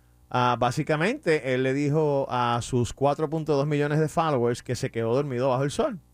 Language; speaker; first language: Spanish; native; Spanish